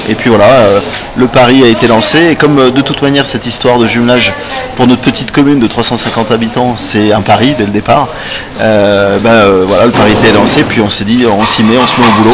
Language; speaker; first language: French; native; French